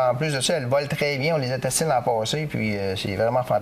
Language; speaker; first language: French; native; French